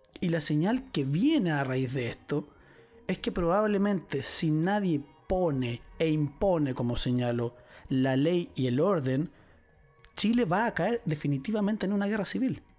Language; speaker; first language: Spanish; native; Spanish